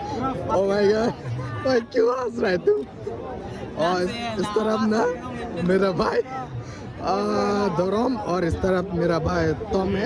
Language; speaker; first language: Hindi; non-native, local second language; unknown